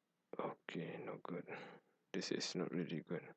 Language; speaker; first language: English; non-native, fluent; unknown